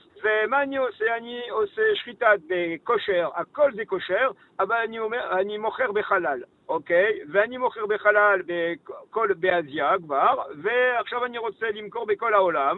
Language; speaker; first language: Hebrew; non-native, learner; French